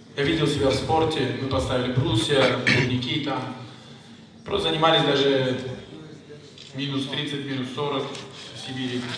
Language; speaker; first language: Russian; non-native, local second language; Uzbek